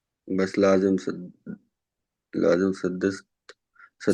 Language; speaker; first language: Arabic; non-native, learner; Urdu